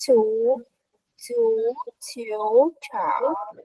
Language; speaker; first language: Chinese; non-native, learner; Vietnamese